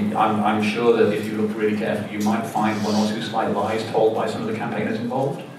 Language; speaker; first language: English; native; English